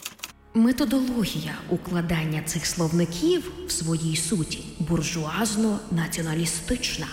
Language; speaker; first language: Ukrainian; native; Ukrainian